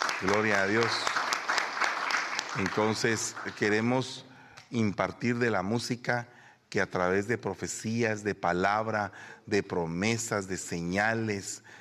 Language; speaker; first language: Spanish; native; Spanish